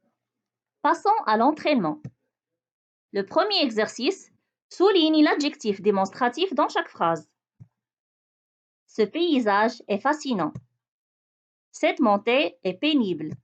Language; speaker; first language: French; non-native, local second language; Arabic